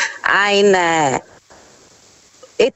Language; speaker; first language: German; non-native, fluent; Portuguese